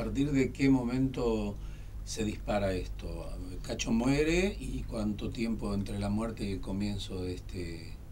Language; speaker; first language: Spanish; native; Spanish